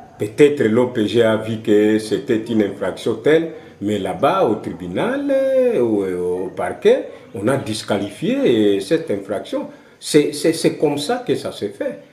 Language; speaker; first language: French; non-native, local second language; Swahili